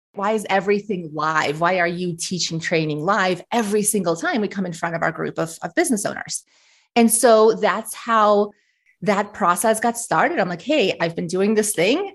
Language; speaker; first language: English; early bilingual, other home language; Russian